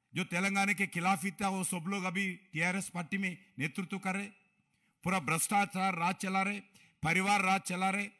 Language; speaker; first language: Hindi; non-native, local second language; Telugu